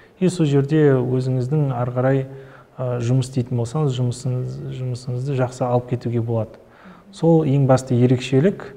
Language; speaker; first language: Kazakh; early bilingual, other home language; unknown